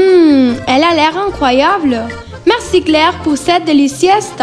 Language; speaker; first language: French; non-native, learner; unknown